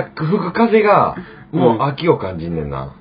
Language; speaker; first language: Japanese; native; Japanese